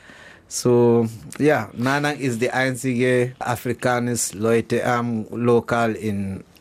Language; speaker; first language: German; non-native, learner; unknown